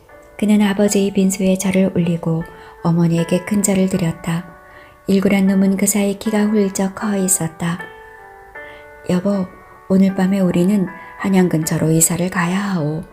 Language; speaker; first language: Korean; native; Korean